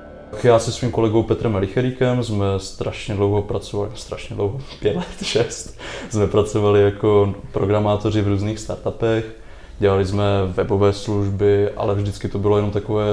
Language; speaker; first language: Czech; native; Czech